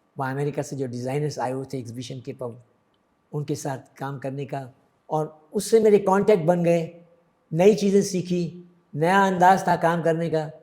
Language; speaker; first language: Hindi; early bilingual, other home language; Sindhi